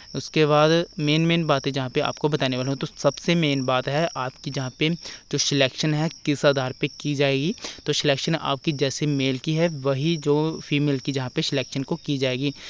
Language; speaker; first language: Hindi; non-native, local second language; Punjabi